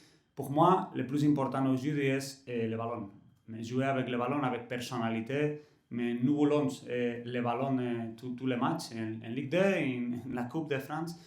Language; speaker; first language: French; non-native, learner; Catalan